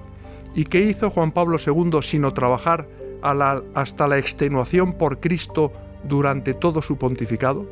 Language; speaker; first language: Spanish; native; Spanish